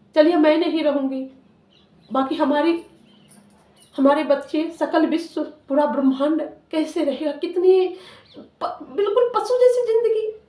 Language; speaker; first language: Hindi; native; Hindi